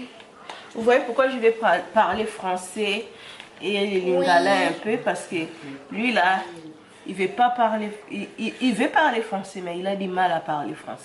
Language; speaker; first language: French; non-native, local second language; Lingala